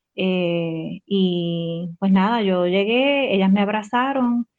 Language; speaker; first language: Spanish; native; Spanish